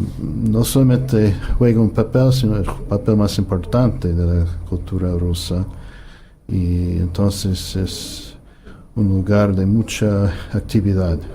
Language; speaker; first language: Spanish; non-native, fluent; English